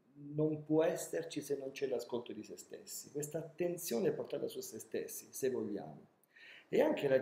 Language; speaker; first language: Italian; native; Italian